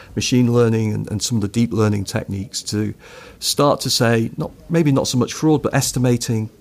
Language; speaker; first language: English; native; English